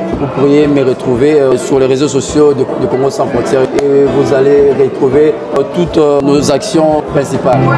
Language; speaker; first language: French; early bilingual, other home language; Lingala